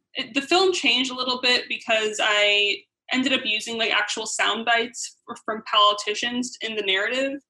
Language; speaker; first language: English; native; English